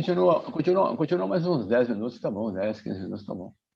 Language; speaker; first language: Portuguese; native; Portuguese